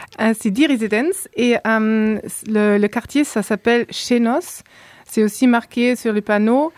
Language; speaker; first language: French; non-native, fluent; German